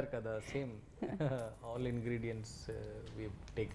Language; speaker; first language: Telugu; non-native, learner; Tamil